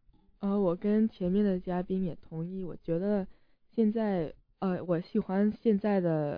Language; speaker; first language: Chinese; early bilingual, heritage; Chinese